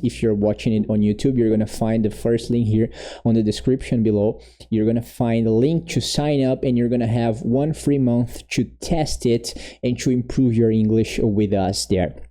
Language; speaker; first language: English; non-native, fluent; Portuguese